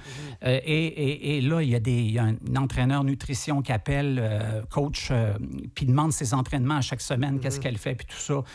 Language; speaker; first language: French; native; French